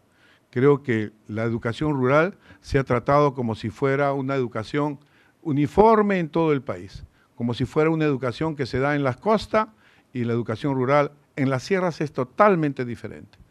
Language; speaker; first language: Spanish; native; Spanish